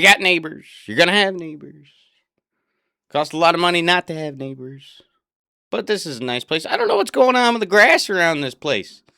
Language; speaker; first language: English; native; English